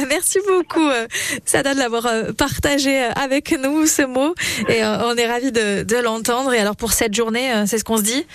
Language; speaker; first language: French; native; French